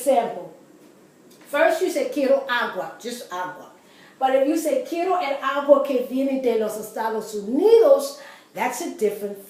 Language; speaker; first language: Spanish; non-native, fluent; English